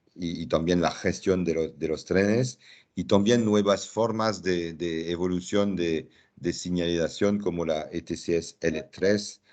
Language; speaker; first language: Spanish; non-native, fluent; French